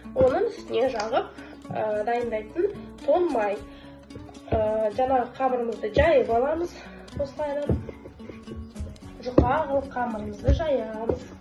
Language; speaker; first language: Kazakh; non-native, local second language; Chechen